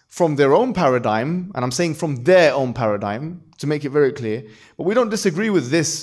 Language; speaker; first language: English; native; English